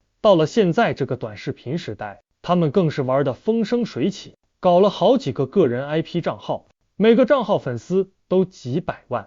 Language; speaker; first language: Chinese; native; Chinese